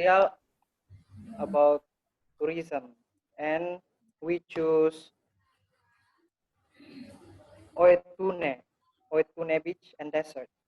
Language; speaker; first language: English; non-native, learner; Indonesian